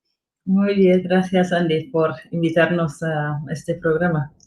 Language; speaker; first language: Spanish; non-native, fluent; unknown